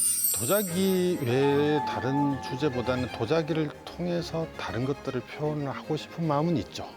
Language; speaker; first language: Korean; native; Korean